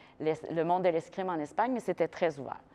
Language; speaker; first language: French; native; French